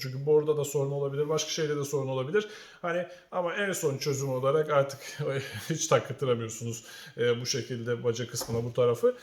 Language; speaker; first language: Turkish; native; Turkish